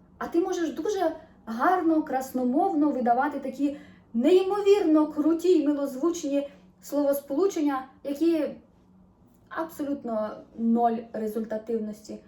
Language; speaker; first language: Ukrainian; native; Ukrainian